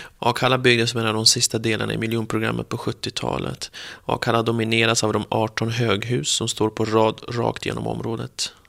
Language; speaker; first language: Swedish; early bilingual, other home language; Spanish